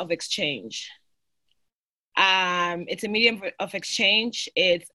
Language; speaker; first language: English; non-native, local second language; Xhosa